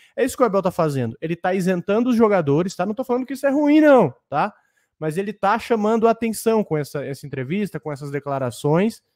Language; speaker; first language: Portuguese; native; Portuguese